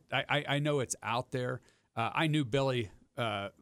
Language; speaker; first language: English; native; English